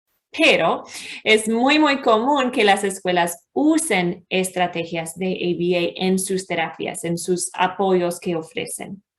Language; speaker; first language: Spanish; non-native, fluent; English